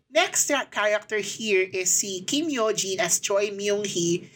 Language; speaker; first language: English; non-native, local second language; Filipino